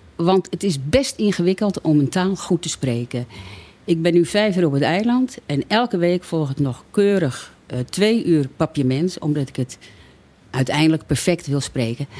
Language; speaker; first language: Dutch; native; Dutch